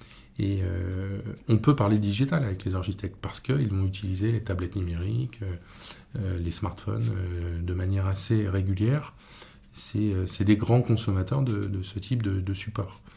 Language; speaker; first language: French; native; French